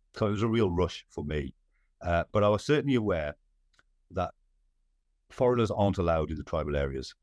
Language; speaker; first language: English; native; English